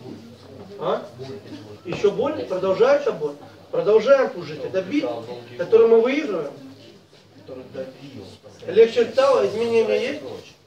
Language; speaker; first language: Russian; native; Russian